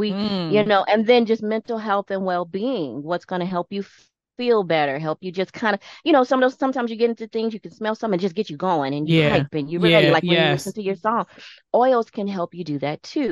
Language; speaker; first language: English; native; English